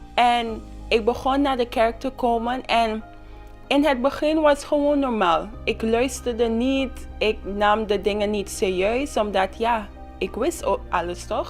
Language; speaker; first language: Dutch; non-native, local second language; Papiamento